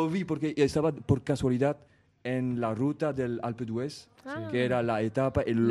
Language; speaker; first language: Spanish; non-native, fluent; French